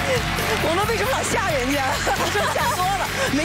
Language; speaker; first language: Chinese; native; Chinese